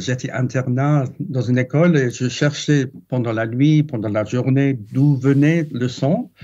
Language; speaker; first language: French; non-native, fluent; English